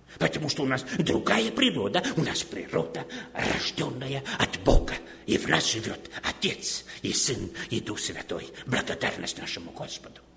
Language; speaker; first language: Russian; non-native, local second language; Romanian